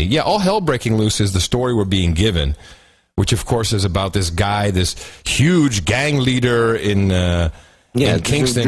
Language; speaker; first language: English; native; English